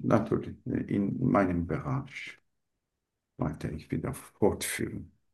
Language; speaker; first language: German; non-native, learner; Turkish